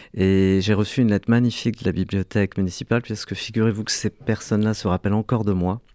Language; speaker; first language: French; early bilingual, other home language; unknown